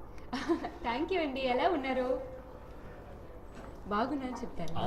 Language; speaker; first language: Telugu; non-native, learner; Tamil